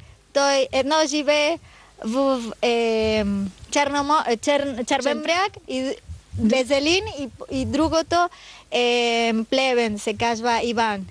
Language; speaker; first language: Bulgarian; non-native, learner; Spanish